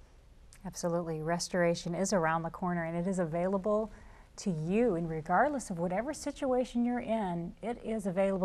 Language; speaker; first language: English; native; English